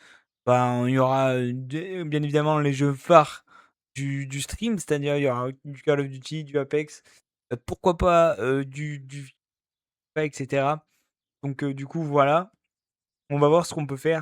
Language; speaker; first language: French; native; French